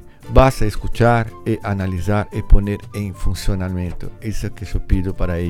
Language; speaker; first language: Spanish; non-native, learner; Portuguese